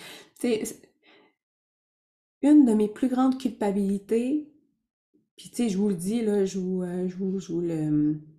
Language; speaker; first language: French; native; French